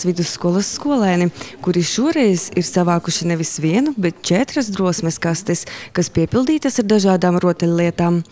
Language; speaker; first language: Latvian; non-native, local second language; Russian